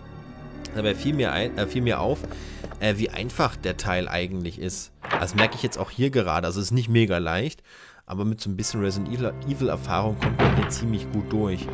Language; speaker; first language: German; native; German